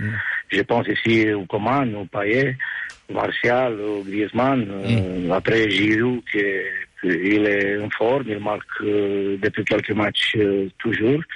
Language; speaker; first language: French; non-native, fluent; Romanian